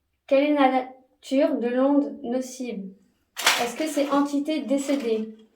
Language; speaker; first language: French; native; French